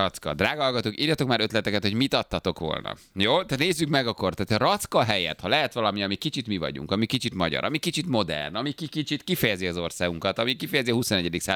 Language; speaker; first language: Hungarian; native; Hungarian